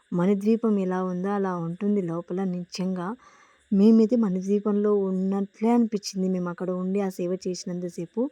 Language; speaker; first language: Telugu; native; Telugu